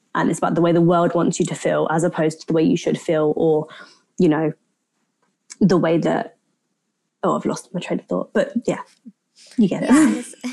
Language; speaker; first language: English; native; English